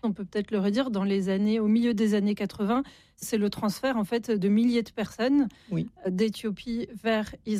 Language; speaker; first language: French; native; French